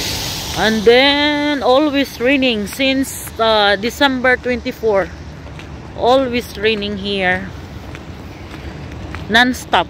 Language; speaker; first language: English; non-native, local second language; Filipino